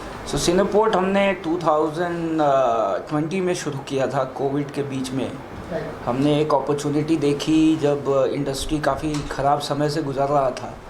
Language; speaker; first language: Hindi; native; Hindi